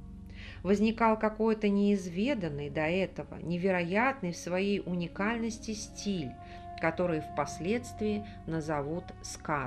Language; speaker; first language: Russian; native; Russian